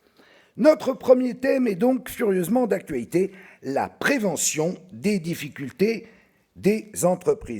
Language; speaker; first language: French; native; French